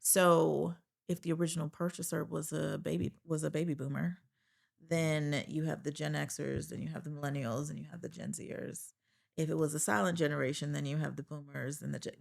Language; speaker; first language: English; native; English